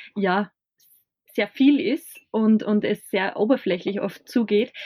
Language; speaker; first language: German; native; German